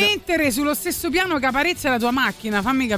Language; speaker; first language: Italian; native; Italian